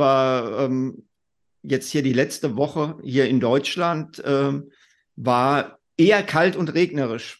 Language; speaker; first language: German; native; German